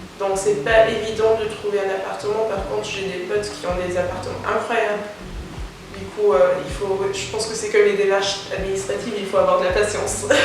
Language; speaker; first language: French; non-native, local second language; Luxembourgish